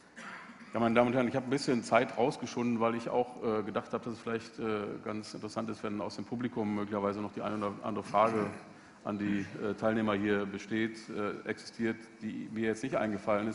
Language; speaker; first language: German; native; German